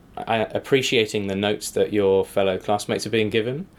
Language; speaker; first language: English; native; English